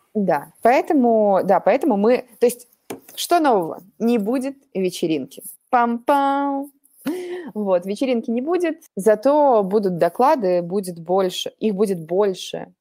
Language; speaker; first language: Russian; native; Russian